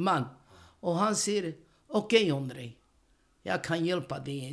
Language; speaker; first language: Swedish; non-native, learner; Romany